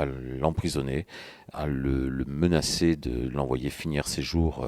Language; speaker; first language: French; native; French